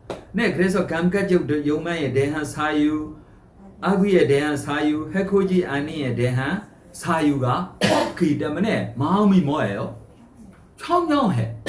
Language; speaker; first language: Korean; non-native, fluent; Burmese